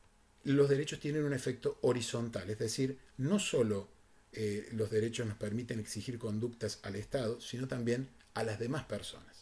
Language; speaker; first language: Spanish; native; Spanish